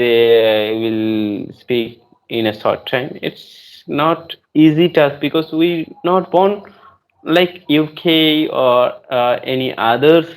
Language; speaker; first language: English; non-native, learner; Bangla